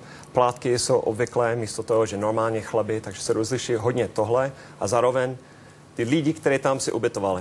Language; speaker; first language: Czech; non-native, fluent; English